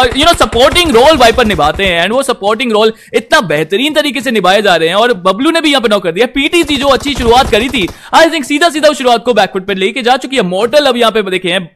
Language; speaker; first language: Hindi; native; Hindi